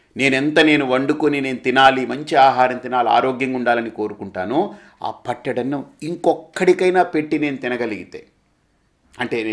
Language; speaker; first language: Telugu; native; Telugu